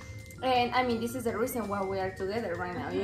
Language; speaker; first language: English; non-native, fluent; Spanish